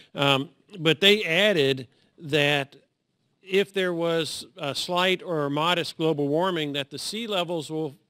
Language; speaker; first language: English; native; English